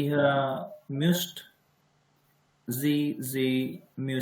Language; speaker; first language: German; non-native, learner; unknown